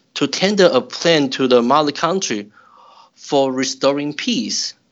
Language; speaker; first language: English; non-native, fluent; Chinese